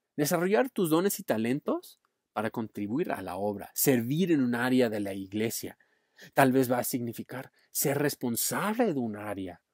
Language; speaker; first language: Spanish; non-native, fluent; English